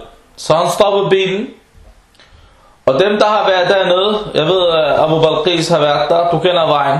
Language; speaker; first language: Danish; non-native, fluent; Arabic